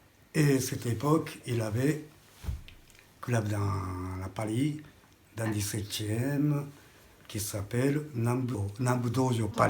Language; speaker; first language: French; non-native, learner; Japanese